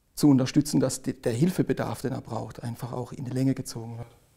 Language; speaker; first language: German; native; German